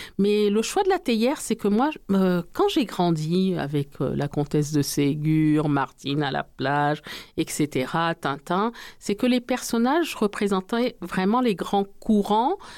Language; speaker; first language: French; native; French